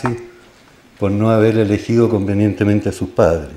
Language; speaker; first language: Spanish; native; Spanish